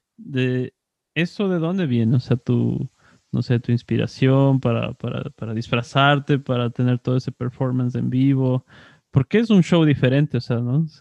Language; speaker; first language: Spanish; native; Spanish